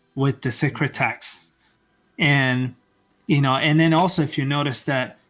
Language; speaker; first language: English; non-native, fluent; Italian